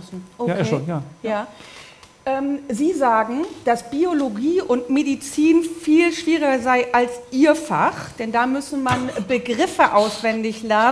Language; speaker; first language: German; native; German